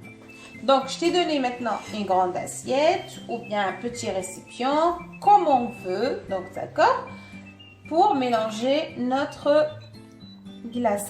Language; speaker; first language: French; non-native, local second language; Arabic